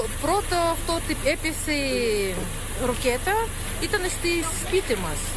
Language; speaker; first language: Greek; early bilingual, heritage; Greek